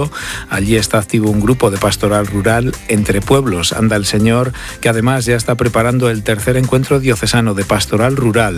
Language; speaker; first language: Spanish; native; Spanish